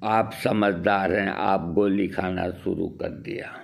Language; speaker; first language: Hindi; native; Hindi